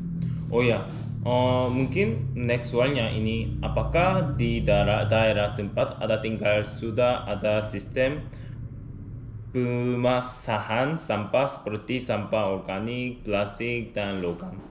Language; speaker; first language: Indonesian; non-native, learner; Korean